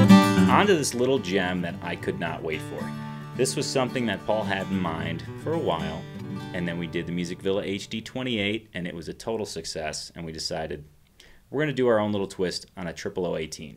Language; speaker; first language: English; native; English